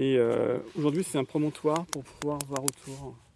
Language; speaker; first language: French; native; French